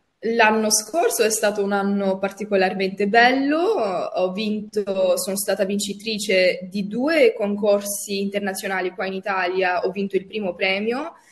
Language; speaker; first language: Italian; non-native, fluent; Albanian